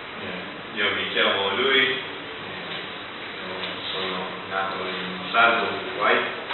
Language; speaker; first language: Italian; non-native, learner; Spanish